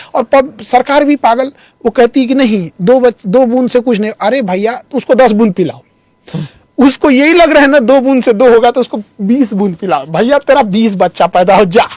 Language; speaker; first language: Hindi; native; Hindi